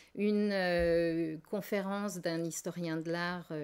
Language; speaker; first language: French; native; French